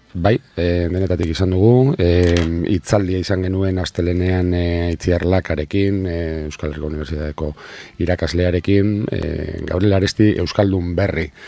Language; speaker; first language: Basque; native; Basque